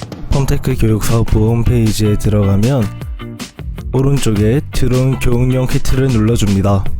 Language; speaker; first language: Korean; native; Korean